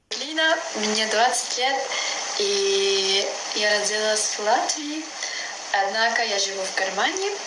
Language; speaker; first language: Russian; non-native, learner; Latvian